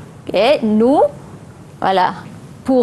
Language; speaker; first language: French; non-native, fluent; Malay